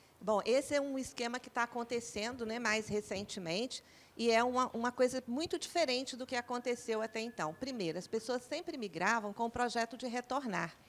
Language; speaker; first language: Portuguese; native; Portuguese